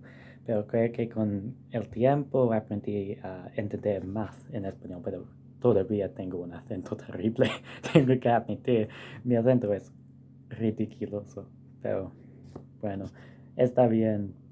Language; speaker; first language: Spanish; non-native, fluent; English